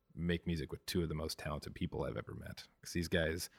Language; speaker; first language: English; native; English